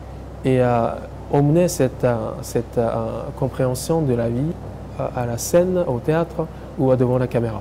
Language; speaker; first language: French; non-native, fluent; English